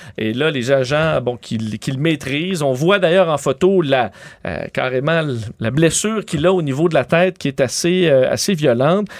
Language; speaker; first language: French; native; French